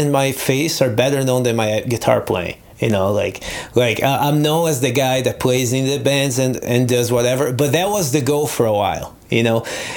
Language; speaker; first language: English; non-native, fluent; Portuguese